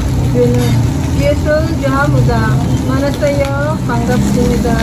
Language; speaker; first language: Korean; non-native, learner; Filipino